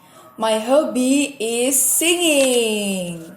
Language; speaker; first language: English; non-native, fluent; Indonesian